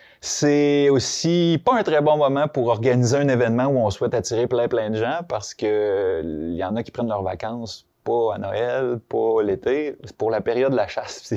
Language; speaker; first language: French; native; French